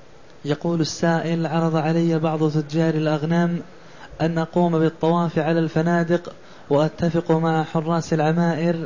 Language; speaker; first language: Arabic; native; Arabic